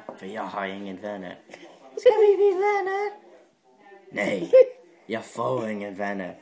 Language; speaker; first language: Swedish; non-native, learner; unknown